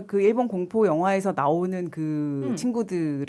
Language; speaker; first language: Korean; native; Korean